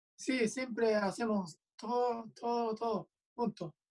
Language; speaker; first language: Spanish; non-native, fluent; Japanese